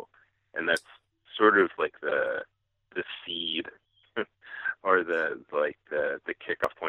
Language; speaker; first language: English; native; English